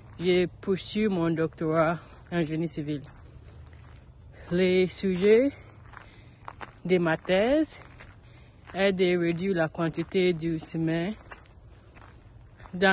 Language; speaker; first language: French; non-native, learner; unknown